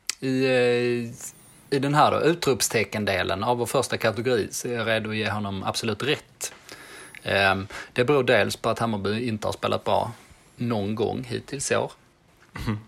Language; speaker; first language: Swedish; native; Swedish